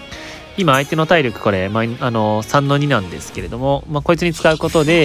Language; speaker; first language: Japanese; native; Japanese